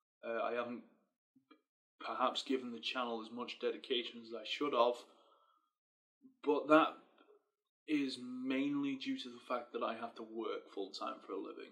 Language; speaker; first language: English; native; English